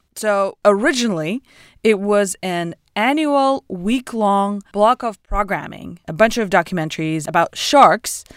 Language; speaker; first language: English; non-native, fluent; Russian